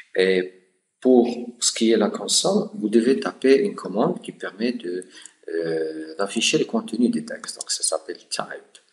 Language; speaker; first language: French; non-native, local second language; Arabic